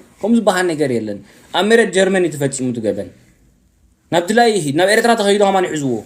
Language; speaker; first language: Tigrinya; early bilingual, heritage; Tigrinya